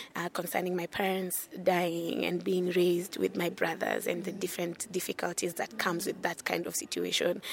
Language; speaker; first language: English; non-native, local second language; Luo (Kenya and Tanzania)